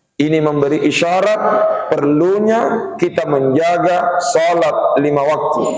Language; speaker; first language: Malay; non-native, local second language; Buginese